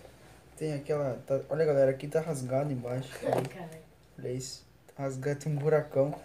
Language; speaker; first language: Portuguese; native; Portuguese